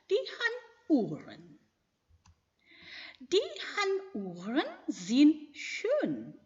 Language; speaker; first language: German; non-native, fluent; Indonesian